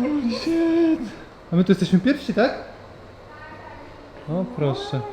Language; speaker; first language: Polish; native; Polish